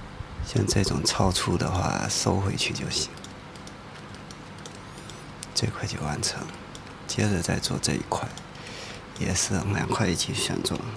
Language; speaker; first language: Chinese; native; Chinese